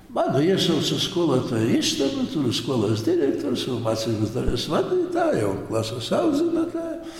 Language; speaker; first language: Latvian; non-native, local second language; Polish